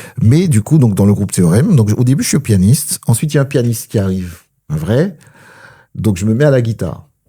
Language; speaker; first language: French; early bilingual, other home language; Spanish